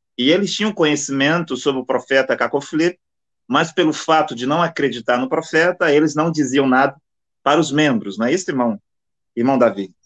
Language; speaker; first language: Portuguese; native; Portuguese